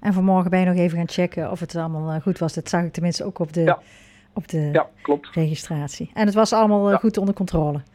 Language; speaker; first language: Dutch; native; Dutch